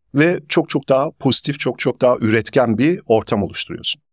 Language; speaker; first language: Turkish; early bilingual, heritage; Turkish